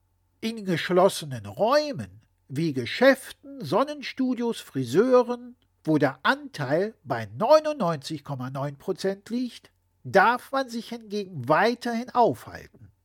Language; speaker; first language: German; native; German